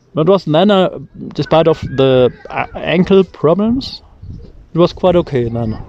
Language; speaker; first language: English; non-native, learner; German